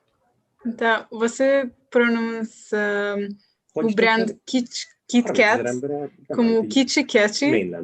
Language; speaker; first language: Portuguese; non-native, learner; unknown